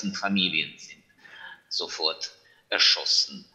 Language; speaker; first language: German; non-native, fluent; Ukrainian